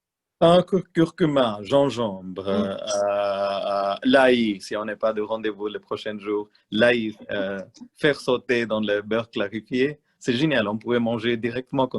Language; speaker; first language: French; non-native, learner; Malayalam